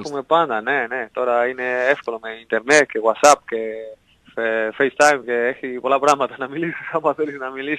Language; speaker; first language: Greek; non-native, learner; Spanish